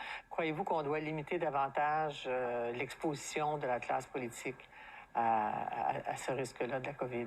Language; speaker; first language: French; native; French